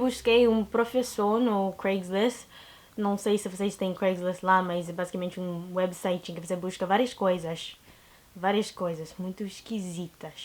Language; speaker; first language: Portuguese; non-native, learner; English